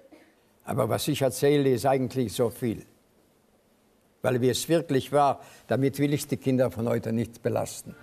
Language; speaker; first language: German; non-native, fluent; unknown